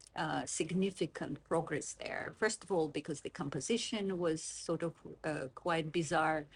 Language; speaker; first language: English; non-native, fluent; Azerbaijani